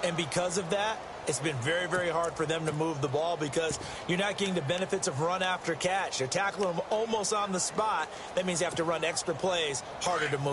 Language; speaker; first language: English; native; English